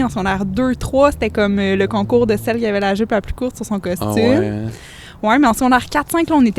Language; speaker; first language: French; native; French